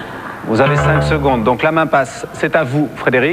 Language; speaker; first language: French; native; French